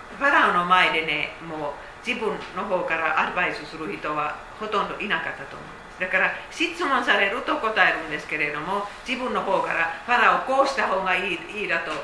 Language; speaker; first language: Japanese; non-native, fluent; Finnish